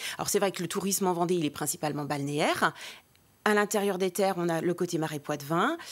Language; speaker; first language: French; native; French